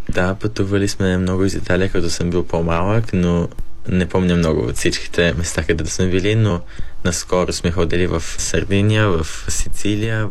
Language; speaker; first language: Bulgarian; early bilingual, heritage; Bulgarian